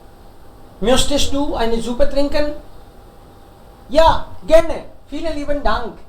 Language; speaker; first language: German; non-native, learner; Hindi